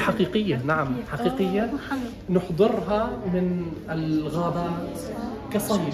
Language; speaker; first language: Arabic; native; Arabic